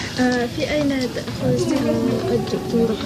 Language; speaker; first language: Arabic; non-native, learner; Malay